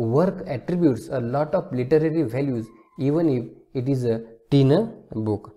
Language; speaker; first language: English; non-native, local second language; Marathi